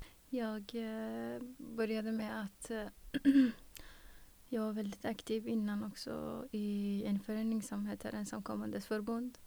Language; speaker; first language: Swedish; non-native, fluent; Persian